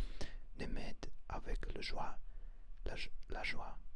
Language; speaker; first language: French; non-native, learner; Spanish